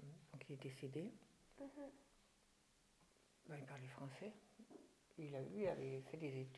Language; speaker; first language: French; early bilingual, other home language; German